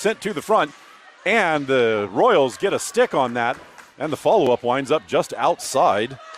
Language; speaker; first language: English; native; English